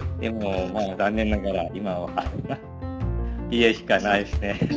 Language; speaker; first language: Japanese; non-native, learner; Malay